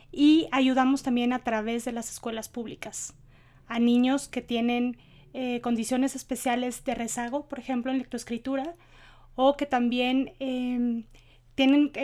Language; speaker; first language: Spanish; native; Spanish